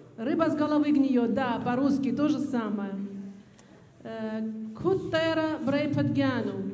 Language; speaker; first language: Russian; non-native, local second language; Assyrian Neo-Aramaic